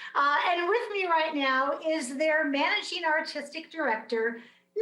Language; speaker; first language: English; native; English